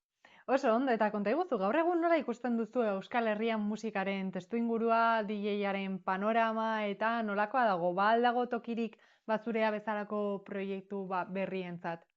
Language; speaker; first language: Basque; native; Basque